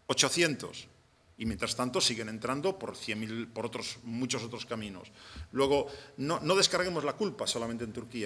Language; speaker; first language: Spanish; native; Spanish